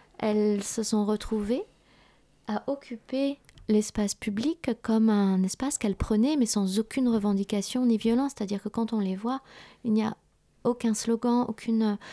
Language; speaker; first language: French; early bilingual, other home language; Vietnamese